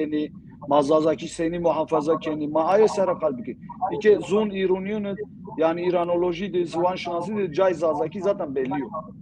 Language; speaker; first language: Turkish; non-native, local second language; Zaza